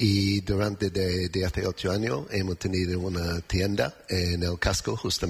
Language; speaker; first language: Spanish; non-native, fluent; English